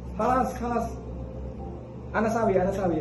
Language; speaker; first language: Arabic; non-native, learner; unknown